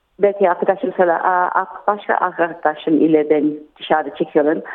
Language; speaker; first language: Turkish; non-native, learner; English